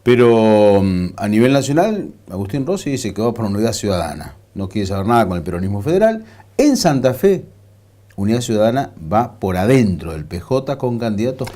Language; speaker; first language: Spanish; native; Spanish